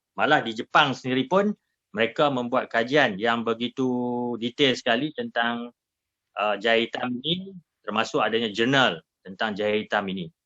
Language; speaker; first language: Malay; native; Malay